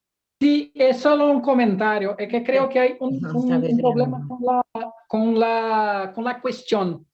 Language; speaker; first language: Spanish; non-native, fluent; Portuguese